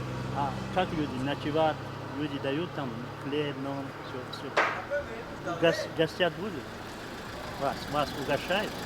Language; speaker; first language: Russian; non-native, local second language; Tajik